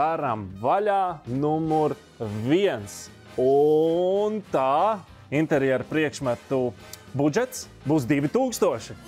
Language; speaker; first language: Latvian; native; Latvian